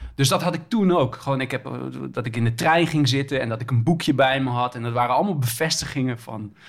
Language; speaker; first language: Dutch; native; Dutch